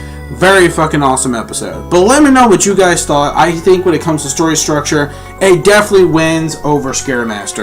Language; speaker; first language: English; native; English